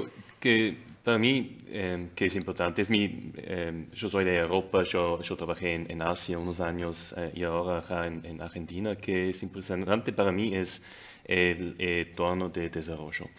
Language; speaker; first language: Spanish; non-native, fluent; German